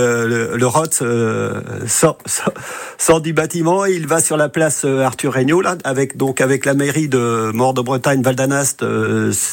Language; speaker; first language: French; native; French